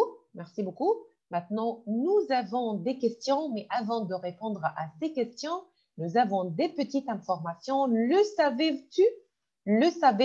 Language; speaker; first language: French; non-native, fluent; Arabic